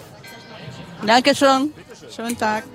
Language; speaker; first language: German; non-native, learner; Ukrainian